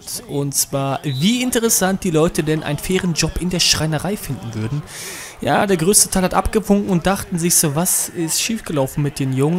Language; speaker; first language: German; native; German